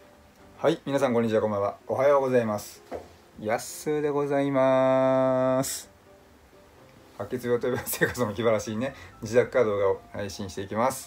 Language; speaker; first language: Japanese; native; Japanese